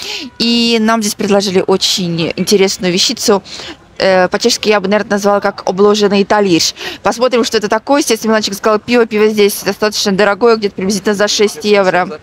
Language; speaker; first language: Russian; native; Russian